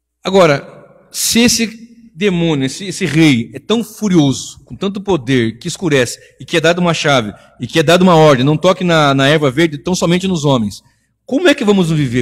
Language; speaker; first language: Portuguese; native; Portuguese